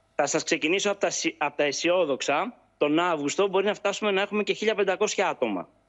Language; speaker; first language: Greek; native; Greek